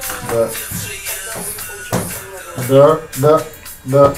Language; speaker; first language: Russian; native; Russian